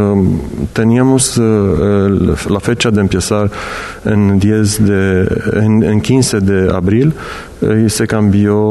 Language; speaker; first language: Spanish; non-native, learner; Romanian